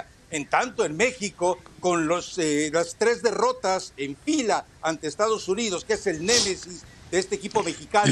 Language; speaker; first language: Spanish; native; Spanish